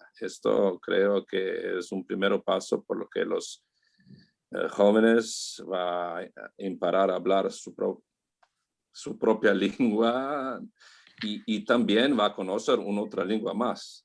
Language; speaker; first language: Spanish; non-native, learner; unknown